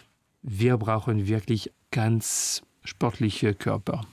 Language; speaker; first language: German; non-native, learner; French